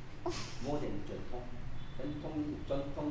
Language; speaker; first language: Vietnamese; non-native, learner; Korean